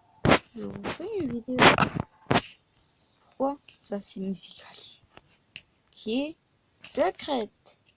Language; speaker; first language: French; non-native, learner; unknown